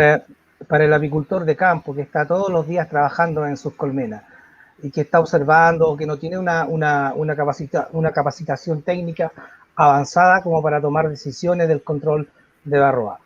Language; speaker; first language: Spanish; native; Spanish